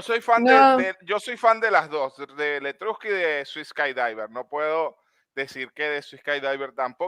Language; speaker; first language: Spanish; native; Spanish